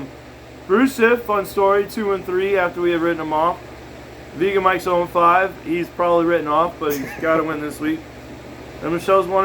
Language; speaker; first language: English; native; English